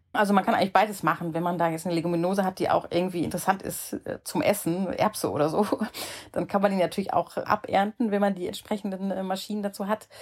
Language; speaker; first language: German; native; German